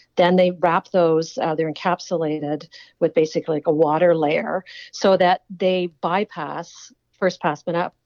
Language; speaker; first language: English; native; English